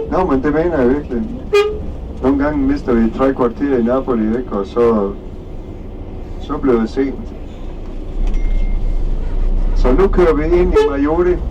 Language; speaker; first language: Danish; non-native, fluent; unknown